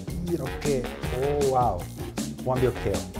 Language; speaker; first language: Korean; non-native, learner; Italian